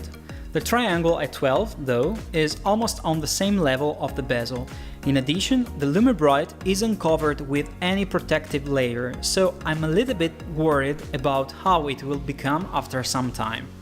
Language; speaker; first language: English; non-native, fluent; Italian